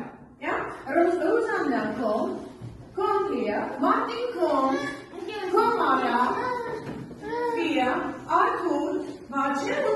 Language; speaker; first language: German; non-native, learner; Armenian